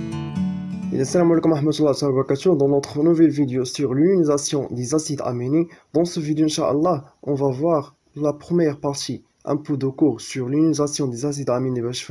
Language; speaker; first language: French; non-native, local second language; Arabic